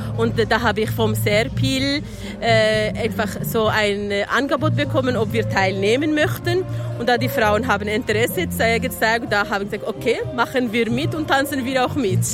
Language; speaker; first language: German; non-native, fluent; Kurdish